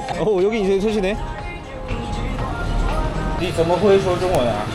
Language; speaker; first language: Chinese; non-native, learner; Korean